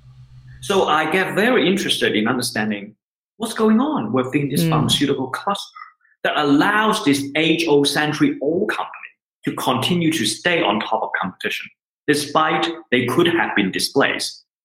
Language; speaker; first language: English; non-native, local second language; Cantonese